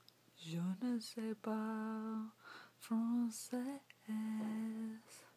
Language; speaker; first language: French; non-native, learner; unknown